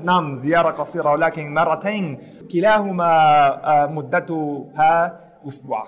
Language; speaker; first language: Arabic; non-native, fluent; Chinese